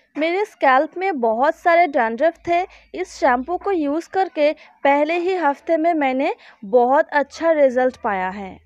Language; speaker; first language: Hindi; non-native, local second language; Bangla